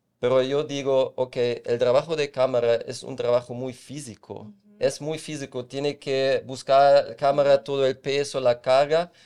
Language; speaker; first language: Spanish; non-native, fluent; German